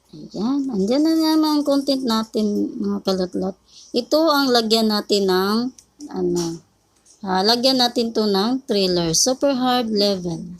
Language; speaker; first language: Filipino; native; Filipino